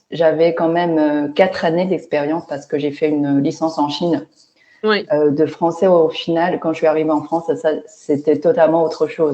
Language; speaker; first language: French; non-native, fluent; Chinese